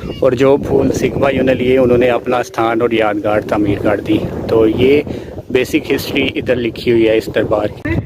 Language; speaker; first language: Urdu; non-native, local second language; Punjabi